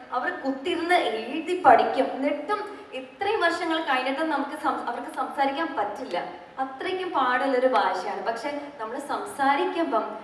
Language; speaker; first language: Malayalam; early bilingual, other home language; English